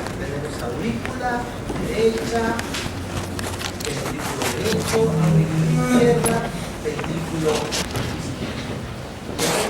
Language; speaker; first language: Spanish; native; Spanish